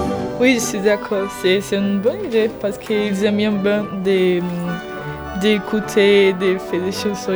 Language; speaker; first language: French; non-native, learner; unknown